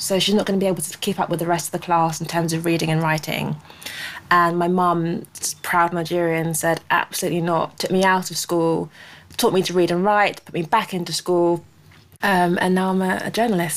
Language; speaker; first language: English; native; English